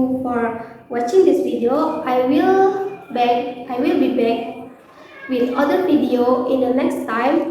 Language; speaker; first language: English; non-native, learner; Indonesian